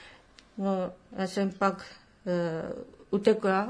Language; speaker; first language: Czech; non-native, learner; Japanese